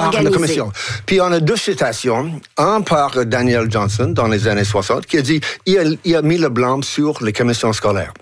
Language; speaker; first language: French; native; French